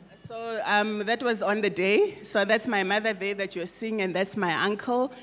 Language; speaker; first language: English; non-native, local second language; Northern Sotho